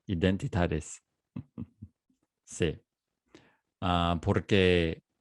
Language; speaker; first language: Spanish; non-native, fluent; English